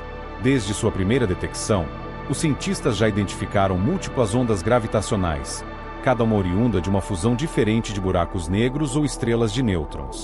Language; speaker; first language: Portuguese; native; Portuguese